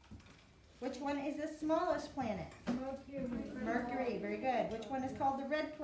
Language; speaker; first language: English; native; English